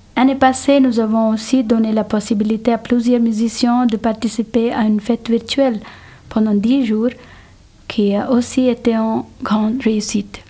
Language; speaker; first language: French; non-native, fluent; Telugu